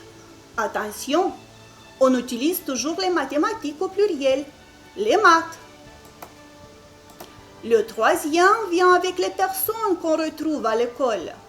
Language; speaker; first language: French; non-native, fluent; Romanian